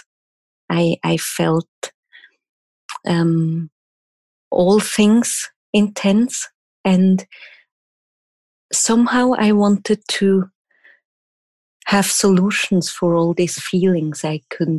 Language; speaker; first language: English; non-native, fluent; German